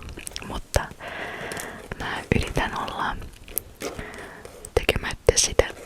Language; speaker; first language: Finnish; non-native, fluent; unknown